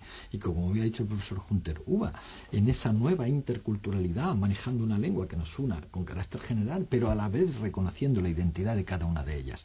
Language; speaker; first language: Spanish; native; Spanish